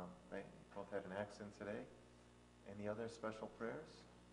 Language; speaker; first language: English; native; English